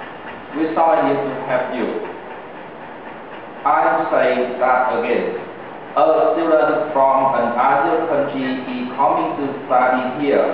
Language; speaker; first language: English; non-native, learner; Vietnamese